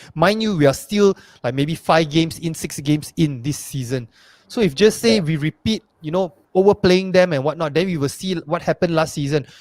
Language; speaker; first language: English; non-native, local second language; Malay